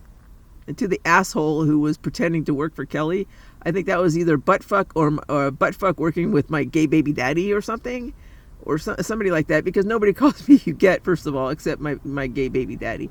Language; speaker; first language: English; native; English